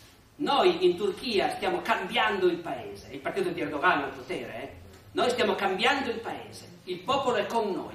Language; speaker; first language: Italian; native; Italian